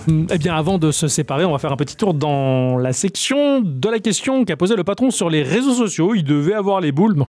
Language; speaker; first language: French; native; French